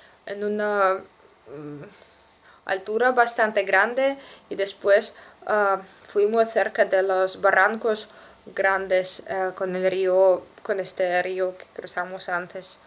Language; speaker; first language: Spanish; non-native, learner; Russian